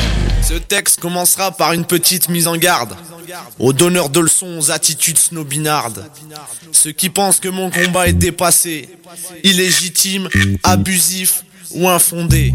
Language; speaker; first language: French; early bilingual, other home language; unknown